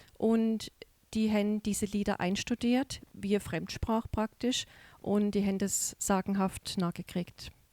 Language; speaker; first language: German; native; German